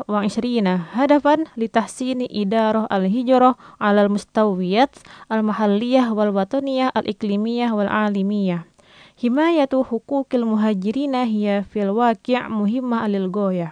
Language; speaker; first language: Arabic; non-native, fluent; Indonesian